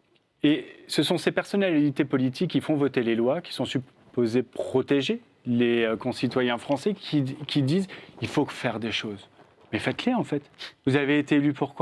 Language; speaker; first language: French; native; French